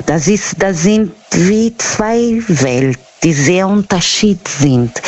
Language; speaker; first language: German; non-native, fluent; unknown